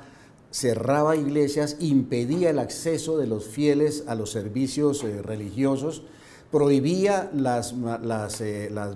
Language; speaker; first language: Spanish; native; Spanish